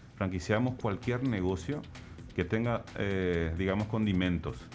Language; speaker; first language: Spanish; native; Spanish